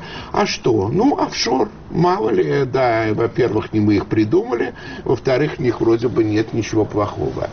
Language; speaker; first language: Russian; native; Russian